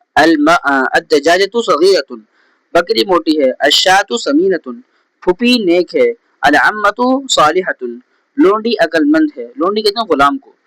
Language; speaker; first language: Urdu; native; Urdu